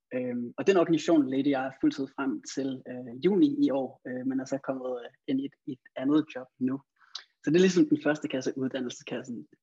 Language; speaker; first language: Danish; native; Danish